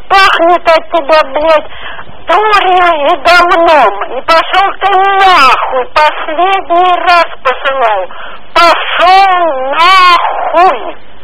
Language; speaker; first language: Russian; native; Russian